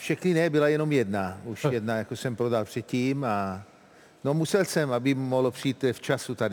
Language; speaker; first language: Czech; non-native, fluent; Italian